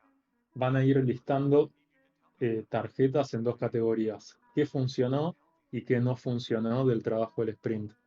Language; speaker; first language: Spanish; native; Spanish